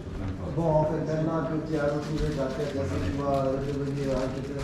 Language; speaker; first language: French; native; French